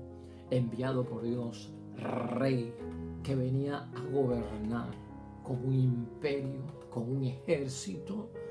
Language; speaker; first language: Spanish; native; Spanish